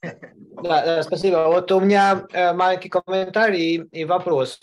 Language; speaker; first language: Russian; non-native, learner; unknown